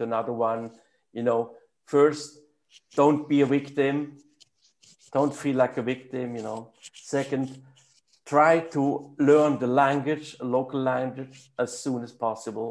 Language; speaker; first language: English; non-native, fluent; German